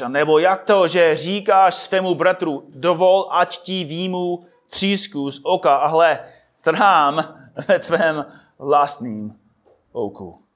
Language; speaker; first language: Czech; non-native, fluent; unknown